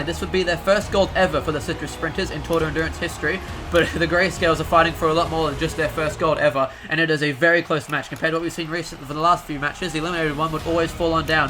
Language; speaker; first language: English; native; English